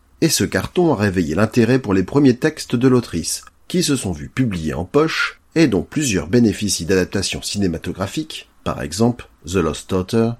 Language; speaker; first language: French; native; French